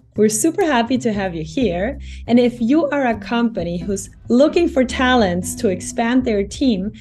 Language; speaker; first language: English; non-native, fluent; Spanish